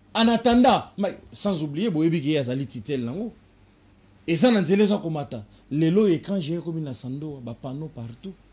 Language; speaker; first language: Lingala; non-native, local second language; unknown